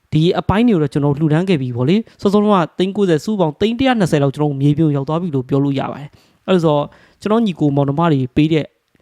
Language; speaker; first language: Burmese; native; Burmese